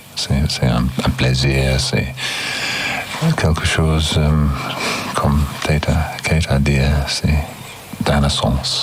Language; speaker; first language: French; non-native, learner; English